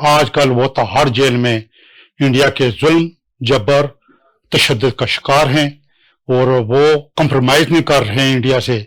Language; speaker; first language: Urdu; non-native, local second language; Pahari-Potwari